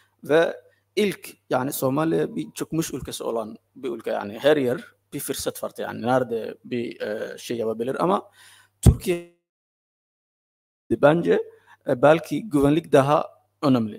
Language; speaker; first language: Turkish; non-native, fluent; Somali